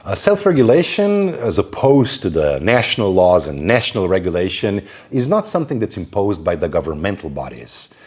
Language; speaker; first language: English; non-native, fluent; Slovenian